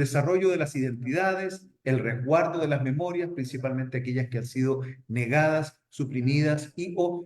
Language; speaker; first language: Spanish; native; Spanish